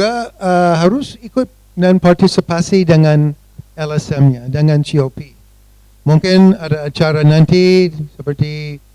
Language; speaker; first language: Indonesian; non-native, fluent; English